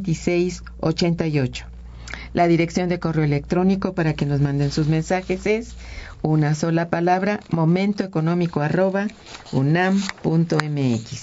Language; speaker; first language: Spanish; native; Spanish